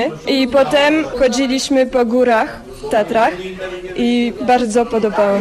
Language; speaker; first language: Polish; non-native, learner; French